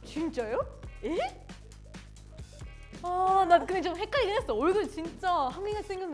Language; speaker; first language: Korean; native; Korean